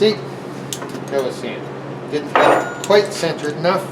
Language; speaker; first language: English; native; English